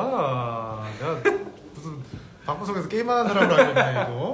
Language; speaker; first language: Korean; native; Korean